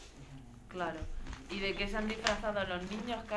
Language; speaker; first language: Spanish; native; Spanish